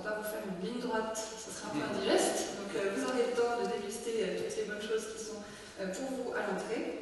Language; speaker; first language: French; native; French